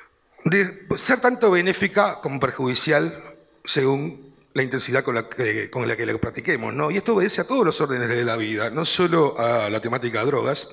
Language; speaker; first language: Spanish; native; Spanish